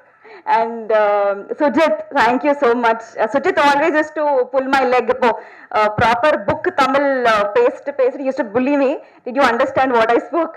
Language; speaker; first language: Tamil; non-native, learner; Telugu